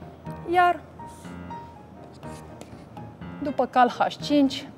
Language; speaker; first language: Romanian; native; Romanian